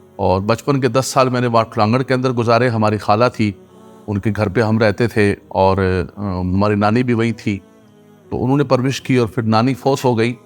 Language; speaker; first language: Urdu; non-native, local second language; Gujari